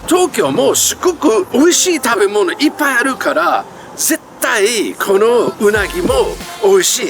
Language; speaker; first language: Japanese; non-native, fluent; English